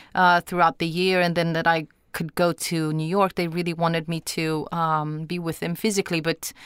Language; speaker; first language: English; non-native, fluent; Portuguese